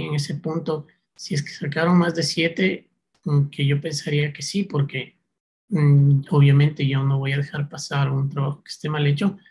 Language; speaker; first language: Spanish; native; Spanish